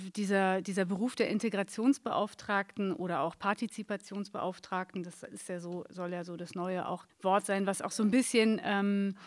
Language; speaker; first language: German; native; German